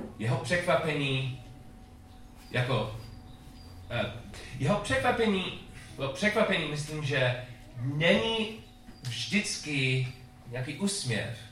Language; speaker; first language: Czech; non-native, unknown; English